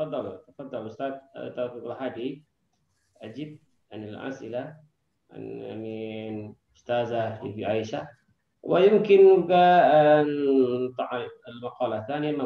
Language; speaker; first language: Arabic; non-native, fluent; Indonesian